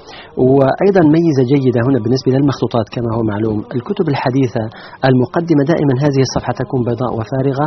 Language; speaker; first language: Arabic; native; Arabic